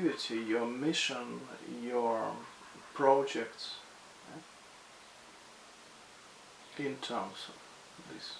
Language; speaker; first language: English; non-native, fluent; Russian